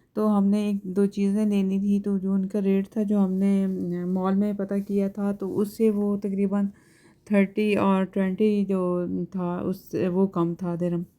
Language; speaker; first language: Urdu; native; Urdu